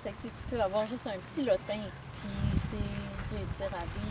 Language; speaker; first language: French; native; French